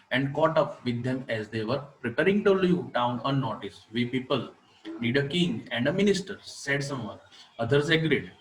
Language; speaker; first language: English; non-native, local second language; Gujarati